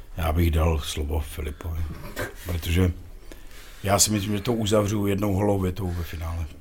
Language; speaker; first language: Czech; native; Czech